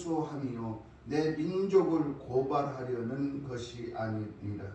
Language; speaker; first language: Korean; native; Korean